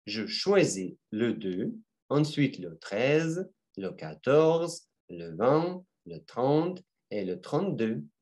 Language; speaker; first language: French; non-native, fluent; Russian